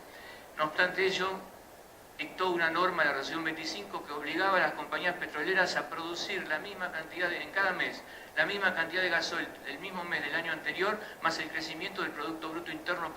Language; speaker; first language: Spanish; native; Spanish